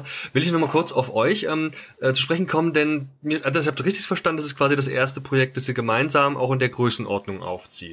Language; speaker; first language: German; native; German